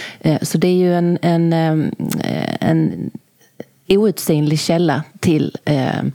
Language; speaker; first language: Swedish; native; Swedish